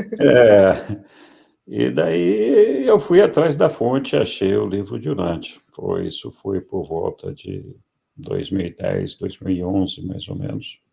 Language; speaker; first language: Portuguese; early bilingual, other home language; Spanish